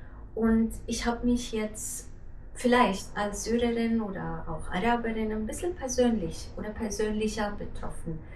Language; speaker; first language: German; non-native, fluent; Arabic